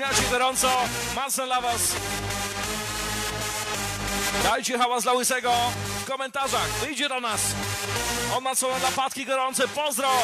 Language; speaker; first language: Polish; native; Polish